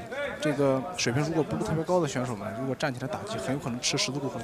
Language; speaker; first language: Chinese; native; Chinese